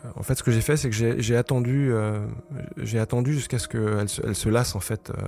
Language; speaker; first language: French; native; French